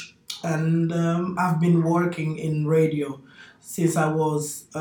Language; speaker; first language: English; non-native, fluent; Portuguese